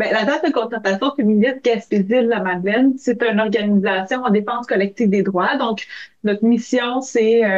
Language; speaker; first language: French; native; French